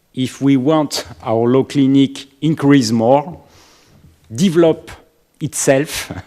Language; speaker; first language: English; non-native, learner; French